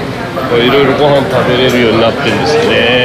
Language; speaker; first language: Japanese; native; Japanese